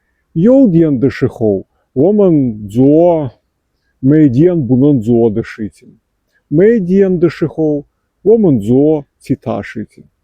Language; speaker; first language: Chinese; non-native, fluent; Ukrainian